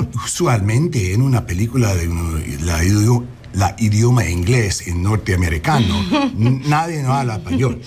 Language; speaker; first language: Spanish; non-native, learner; English